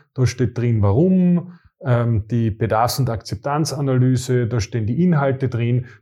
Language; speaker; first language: German; native; German